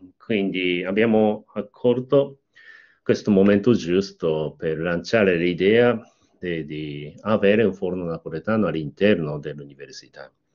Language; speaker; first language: Italian; non-native, fluent; Japanese